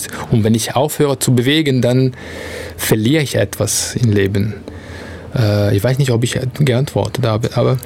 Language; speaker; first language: German; non-native, fluent; Italian